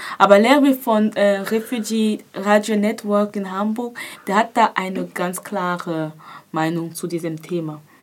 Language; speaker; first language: German; non-native, fluent; French